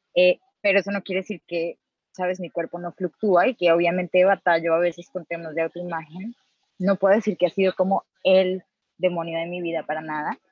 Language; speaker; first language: Spanish; native; Spanish